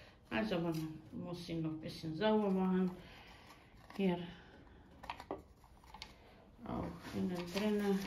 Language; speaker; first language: German; non-native, fluent; Croatian